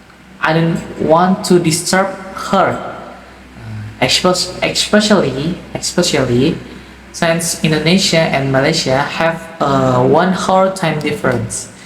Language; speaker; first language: English; non-native, learner; Indonesian